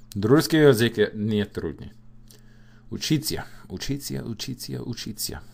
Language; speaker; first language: Russian; non-native, learner; English